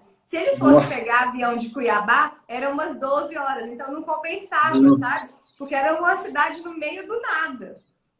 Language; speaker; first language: Portuguese; native; Portuguese